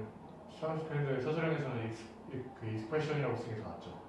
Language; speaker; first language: Korean; native; Korean